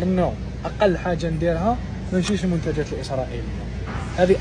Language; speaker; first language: Arabic; native; Arabic